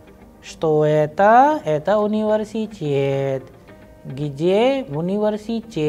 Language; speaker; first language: Russian; non-native, fluent; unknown